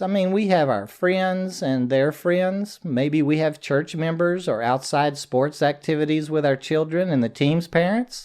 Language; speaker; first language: English; native; English